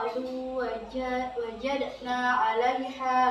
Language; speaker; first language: Indonesian; native; Indonesian